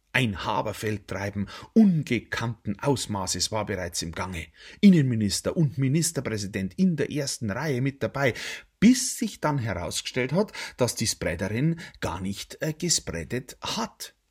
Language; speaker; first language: German; native; German